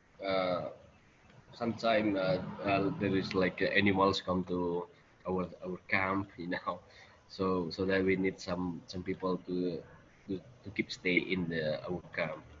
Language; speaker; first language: English; non-native, learner; Indonesian